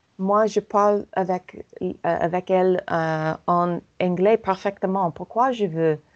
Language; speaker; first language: French; non-native, learner; English